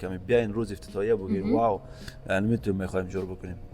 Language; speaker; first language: Persian; native; Persian